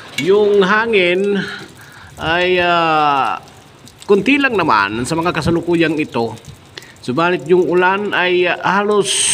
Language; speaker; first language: Filipino; non-native, local second language; Bikol